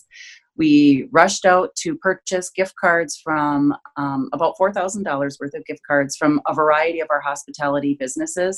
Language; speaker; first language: English; native; English